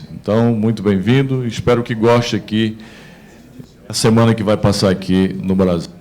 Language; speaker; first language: Portuguese; native; Portuguese